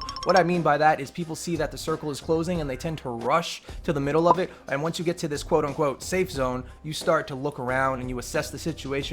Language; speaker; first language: English; native; English